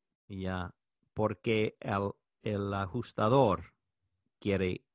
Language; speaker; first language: Spanish; non-native, learner; English